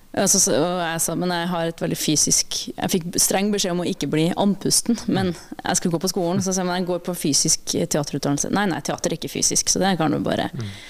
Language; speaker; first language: Norwegian; native; Norwegian